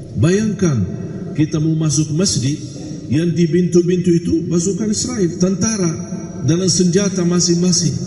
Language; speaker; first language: Malay; non-native, fluent; Arabic